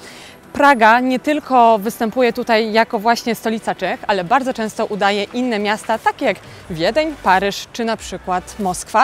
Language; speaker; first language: Polish; native; Polish